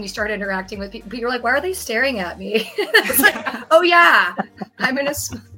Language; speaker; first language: English; native; English